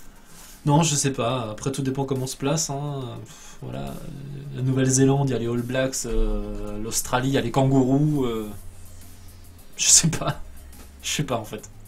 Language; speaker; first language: French; native; French